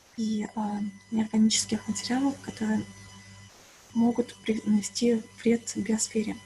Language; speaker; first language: Russian; native; Russian